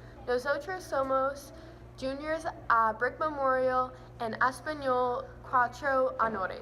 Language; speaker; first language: Spanish; non-native, learner; English